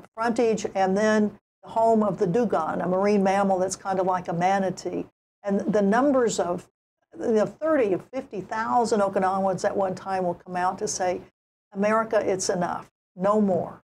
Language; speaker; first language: English; native; English